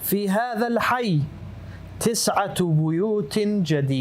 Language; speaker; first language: Arabic; non-native, fluent; English